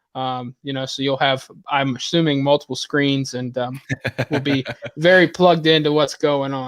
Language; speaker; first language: English; native; English